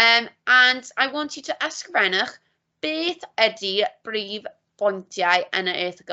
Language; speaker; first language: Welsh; non-native, local second language; English